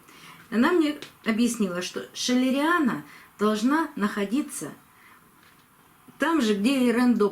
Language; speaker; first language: Russian; native; Russian